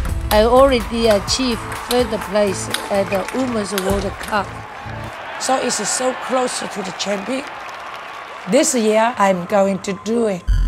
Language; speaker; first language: English; non-native, learner; Chinese